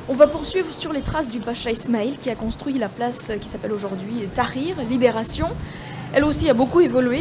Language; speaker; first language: French; native; French